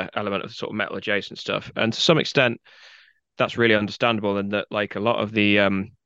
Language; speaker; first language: English; native; English